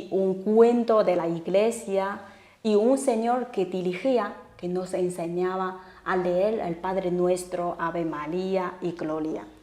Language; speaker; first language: Spanish; non-native, fluent; Chinese